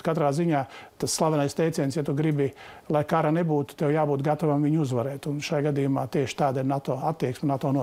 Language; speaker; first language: Latvian; native; Latvian